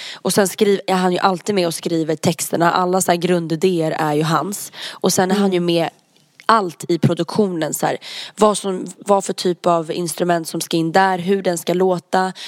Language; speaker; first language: Swedish; native; Swedish